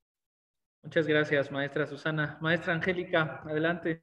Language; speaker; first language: Spanish; native; Spanish